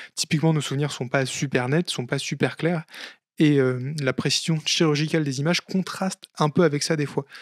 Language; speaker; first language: French; native; French